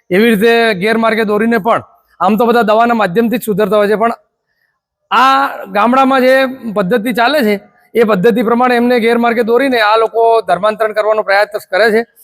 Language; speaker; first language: Gujarati; native; Gujarati